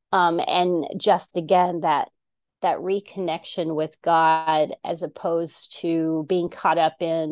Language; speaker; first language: English; native; English